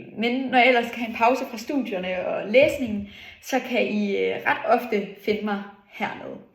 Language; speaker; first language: Danish; native; Danish